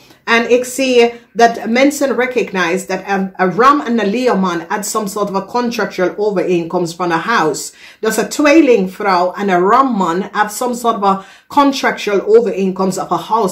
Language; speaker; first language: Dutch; non-native, learner; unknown